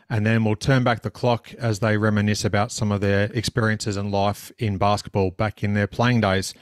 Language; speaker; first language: English; native; English